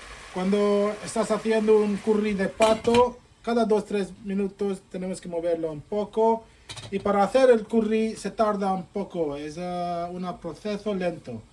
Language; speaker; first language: Spanish; non-native, fluent; Sylheti